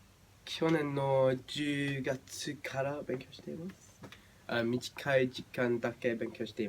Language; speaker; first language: Japanese; non-native, learner; English